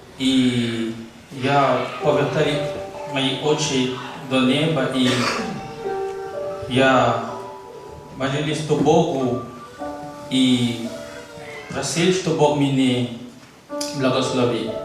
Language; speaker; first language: Ukrainian; non-native, learner; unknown